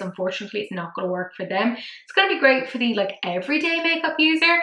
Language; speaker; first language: English; native; English